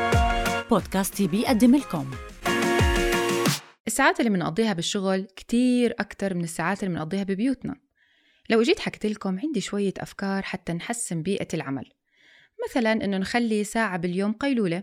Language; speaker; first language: Arabic; native; Arabic